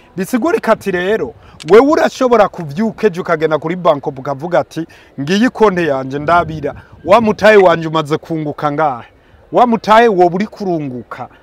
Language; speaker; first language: Rundi; early bilingual, heritage; Rundi